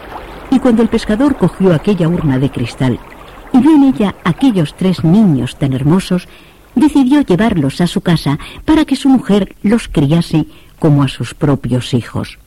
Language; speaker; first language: Spanish; native; Spanish